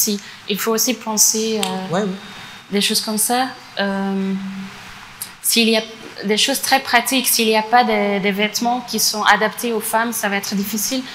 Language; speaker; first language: French; non-native, fluent; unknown